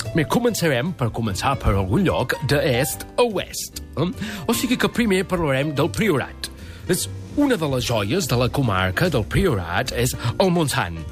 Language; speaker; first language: Catalan; non-native, fluent; English